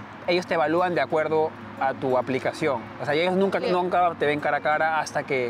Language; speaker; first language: Spanish; native; Spanish